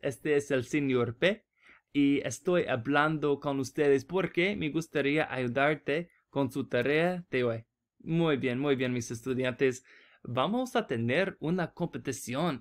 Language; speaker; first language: Spanish; non-native, learner; English